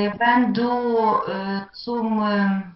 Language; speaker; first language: German; non-native, learner; Ukrainian